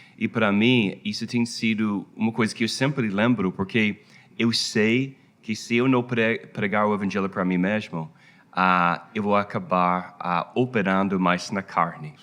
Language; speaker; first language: Portuguese; non-native, fluent; English